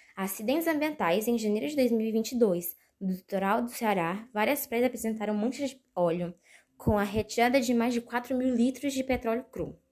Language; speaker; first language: Portuguese; native; Portuguese